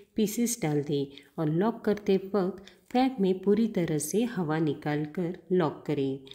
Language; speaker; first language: Hindi; non-native, local second language; Marathi